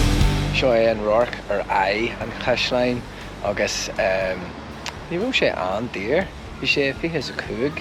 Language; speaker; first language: Irish; non-native, local second language; English